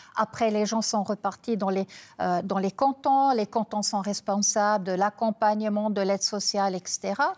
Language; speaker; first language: French; non-native, local second language; German